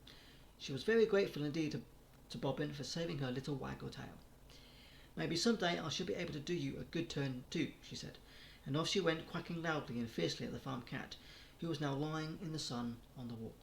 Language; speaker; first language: English; native; English